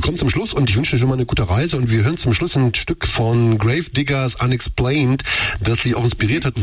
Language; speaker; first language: German; native; German